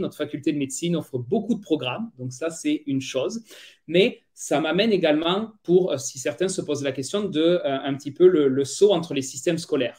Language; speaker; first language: French; native; French